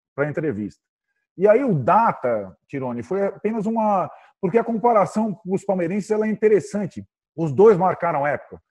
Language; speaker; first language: Portuguese; native; Portuguese